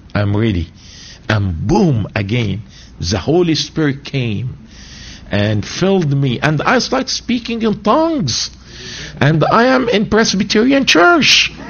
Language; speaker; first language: English; non-native, fluent; Arabic